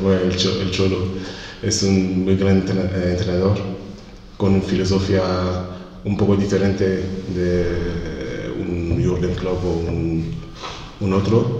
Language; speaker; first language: Spanish; non-native, fluent; French